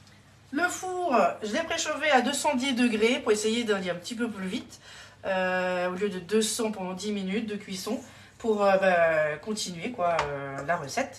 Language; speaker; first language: French; native; French